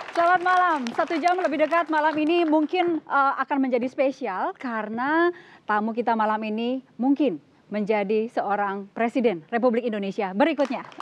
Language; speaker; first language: Indonesian; native; Indonesian